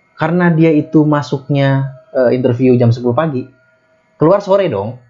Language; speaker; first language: Indonesian; native; Indonesian